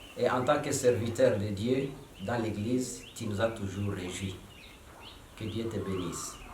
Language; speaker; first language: French; non-native, local second language; Swahili